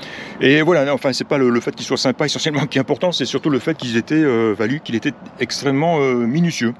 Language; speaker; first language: French; native; French